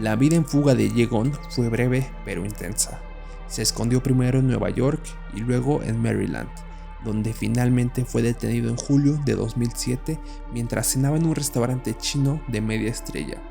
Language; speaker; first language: Spanish; native; Spanish